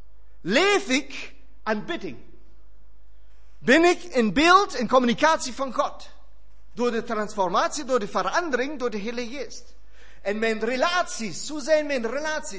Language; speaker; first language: Dutch; non-native, fluent; German